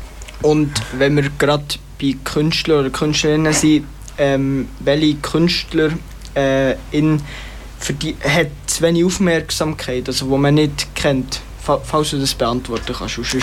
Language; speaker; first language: German; native; German